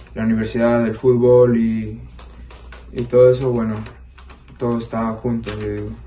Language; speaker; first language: Spanish; early bilingual, heritage; Spanish